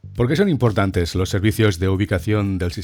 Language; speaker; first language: Spanish; native; Spanish